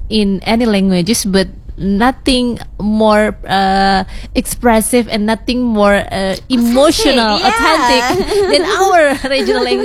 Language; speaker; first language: English; non-native, learner; Sundanese